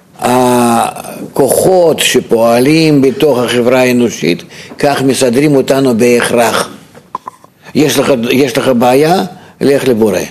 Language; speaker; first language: Hebrew; non-native, fluent; Russian